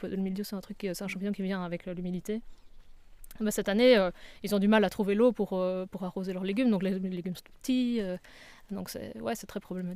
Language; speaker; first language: French; native; French